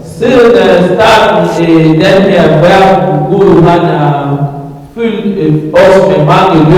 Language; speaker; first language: Danish; early bilingual, other home language; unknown